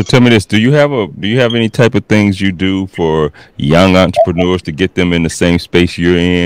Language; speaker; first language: English; native; English